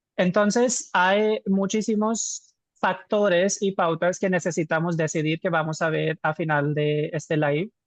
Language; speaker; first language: Spanish; non-native, fluent; Hindi